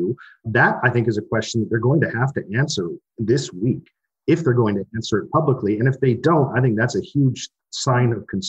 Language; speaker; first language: English; native; English